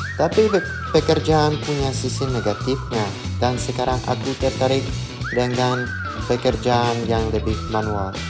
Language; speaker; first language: Indonesian; non-native, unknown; Russian